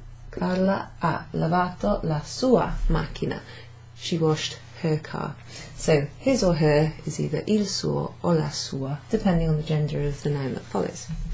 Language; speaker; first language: English; native; English